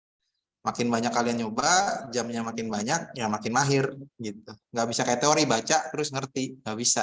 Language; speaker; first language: Indonesian; native; Indonesian